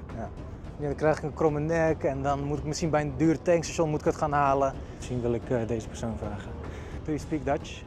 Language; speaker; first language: Dutch; early bilingual, other home language; Bosnian